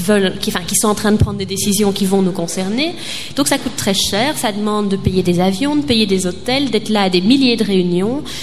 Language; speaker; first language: French; native; French